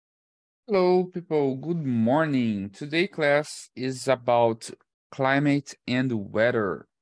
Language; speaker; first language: English; non-native, fluent; Portuguese